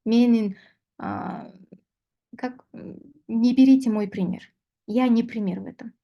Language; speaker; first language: Russian; non-native, local second language; Kyrgyz